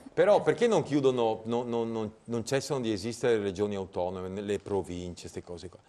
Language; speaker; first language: Italian; native; Italian